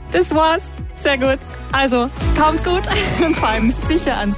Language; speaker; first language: German; native; German